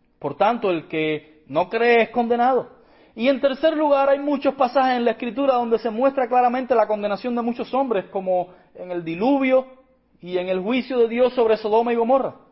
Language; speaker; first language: Spanish; native; Spanish